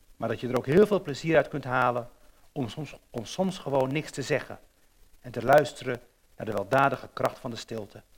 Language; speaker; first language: Dutch; native; Dutch